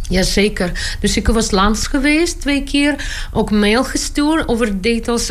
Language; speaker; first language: Dutch; non-native, learner; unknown